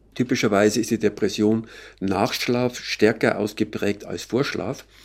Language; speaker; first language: German; native; German